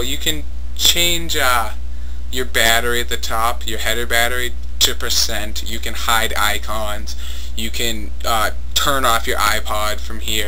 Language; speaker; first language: English; native; English